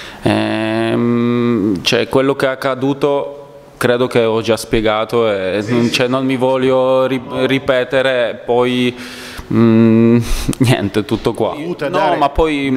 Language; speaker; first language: Italian; non-native, fluent; Polish